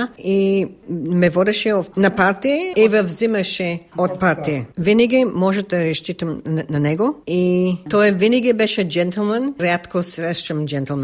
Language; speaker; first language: Bulgarian; early bilingual, heritage; English